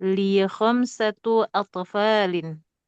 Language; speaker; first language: Arabic; non-native, learner; Indonesian